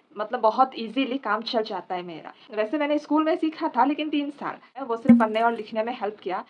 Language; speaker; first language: Hindi; non-native, local second language; Assamese